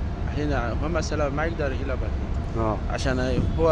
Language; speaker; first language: Arabic; non-native, learner; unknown